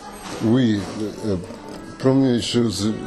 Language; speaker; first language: French; non-native, fluent; English